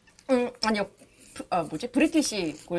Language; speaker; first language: Korean; native; Korean